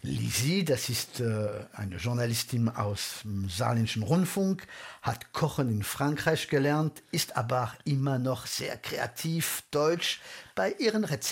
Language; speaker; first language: German; non-native, fluent; French